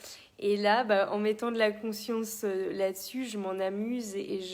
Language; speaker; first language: French; native; French